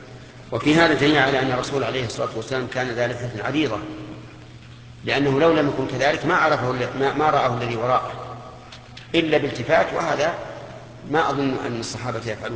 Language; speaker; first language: Arabic; native; Arabic